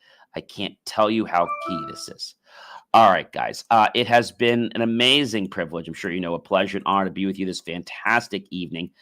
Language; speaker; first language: English; native; English